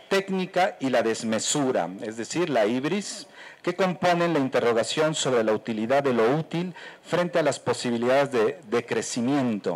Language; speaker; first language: Spanish; native; Spanish